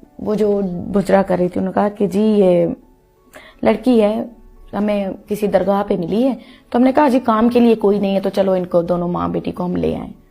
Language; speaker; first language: Urdu; non-native, local second language; Punjabi